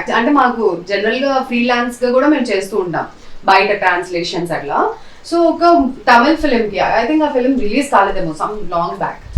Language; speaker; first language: Telugu; non-native, local second language; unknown